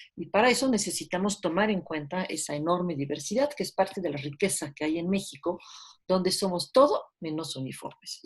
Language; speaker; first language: Spanish; early bilingual, heritage; French